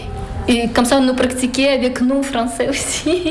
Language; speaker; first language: French; non-native, learner; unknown